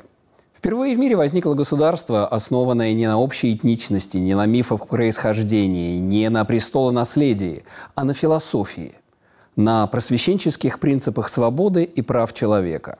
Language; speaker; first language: Russian; native; Russian